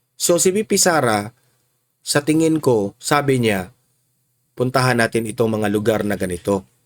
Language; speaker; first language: Filipino; non-native, local second language; Cebuano